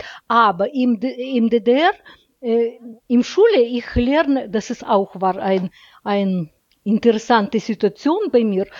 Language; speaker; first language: German; non-native, learner; Russian